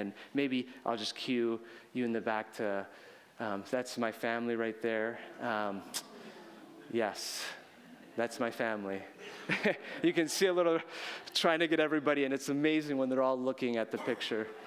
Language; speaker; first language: English; early bilingual, heritage; English